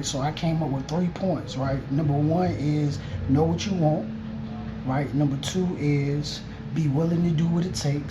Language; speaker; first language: English; native; English